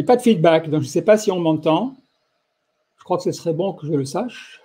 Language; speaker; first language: French; native; French